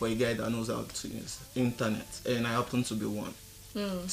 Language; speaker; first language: English; non-native, local second language; Yoruba